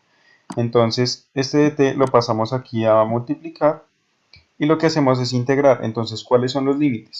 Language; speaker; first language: Spanish; native; Spanish